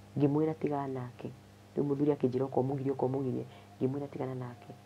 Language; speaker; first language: Kikuyu; native; Kikuyu